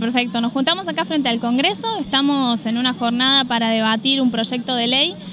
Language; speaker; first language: Spanish; native; Spanish